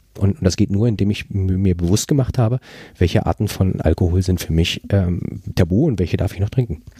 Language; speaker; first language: German; non-native, fluent; Spanish